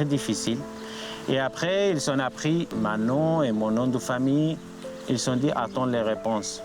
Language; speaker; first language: French; non-native, learner; Arabic